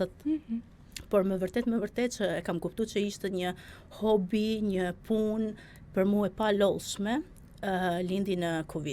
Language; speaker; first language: Albanian; early bilingual, heritage; Albanian